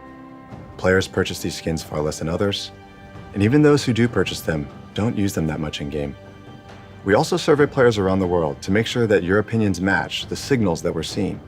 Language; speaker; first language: English; native; English